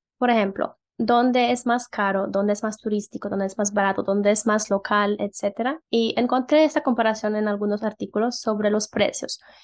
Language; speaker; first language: Spanish; non-native, fluent; Polish